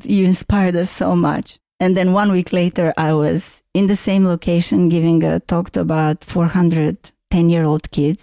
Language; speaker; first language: English; non-native, fluent; Macedonian